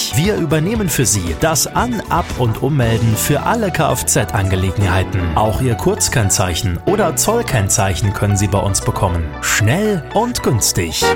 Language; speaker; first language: German; native; German